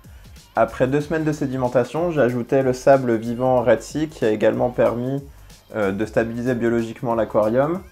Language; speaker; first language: French; native; French